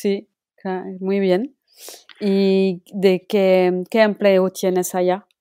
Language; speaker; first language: Spanish; non-native, local second language; French